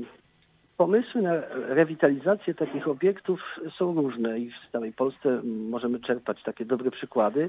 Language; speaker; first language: Polish; native; Polish